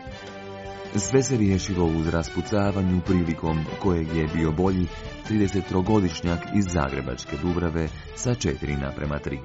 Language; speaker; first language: Croatian; native; Croatian